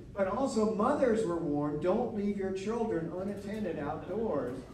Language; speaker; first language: English; native; English